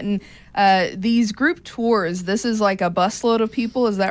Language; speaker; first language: English; native; English